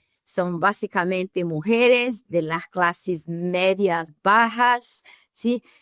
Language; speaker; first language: Spanish; non-native, fluent; Portuguese